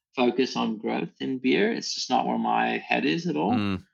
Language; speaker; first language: English; native; English